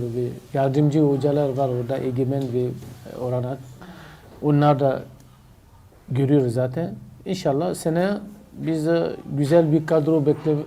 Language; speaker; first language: Turkish; non-native, learner; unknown